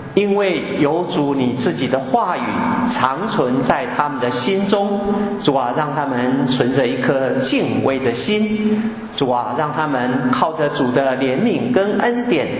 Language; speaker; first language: Chinese; native; Chinese